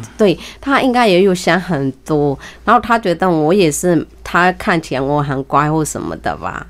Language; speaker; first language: Chinese; early bilingual, heritage; Chinese